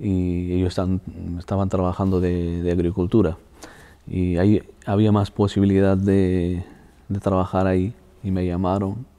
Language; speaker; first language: Spanish; non-native, fluent; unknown